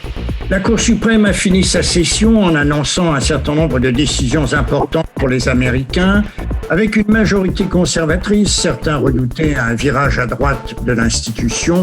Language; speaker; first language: French; native; French